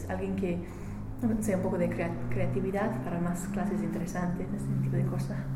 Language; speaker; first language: Spanish; non-native, learner; English